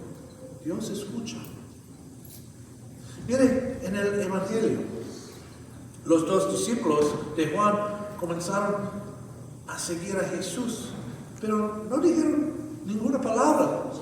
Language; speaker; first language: Spanish; non-native, fluent; English